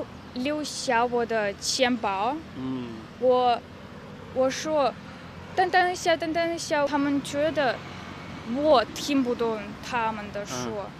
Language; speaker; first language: Chinese; non-native, learner; Russian